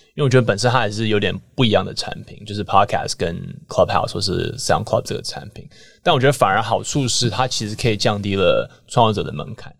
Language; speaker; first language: Chinese; native; Chinese